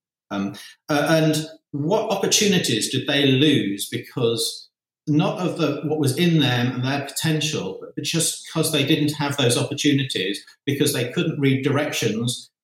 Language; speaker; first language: English; native; English